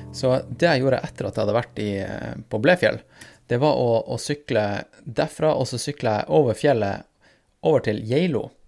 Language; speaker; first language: Norwegian; native; Norwegian